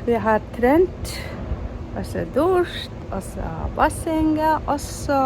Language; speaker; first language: Norwegian; non-native, learner; Mongolian